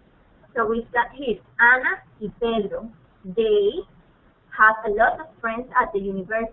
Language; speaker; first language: English; non-native, fluent; Spanish